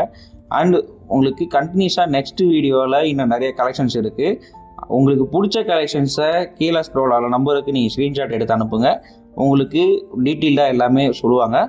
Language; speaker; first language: Tamil; native; Tamil